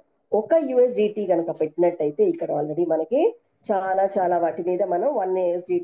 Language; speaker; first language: Telugu; native; Telugu